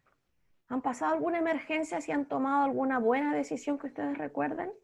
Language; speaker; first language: Spanish; native; Spanish